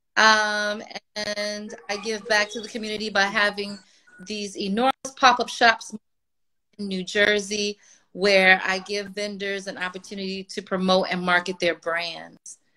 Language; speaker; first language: English; native; English